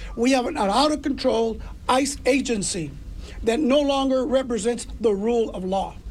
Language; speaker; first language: English; early bilingual, other home language; Spanish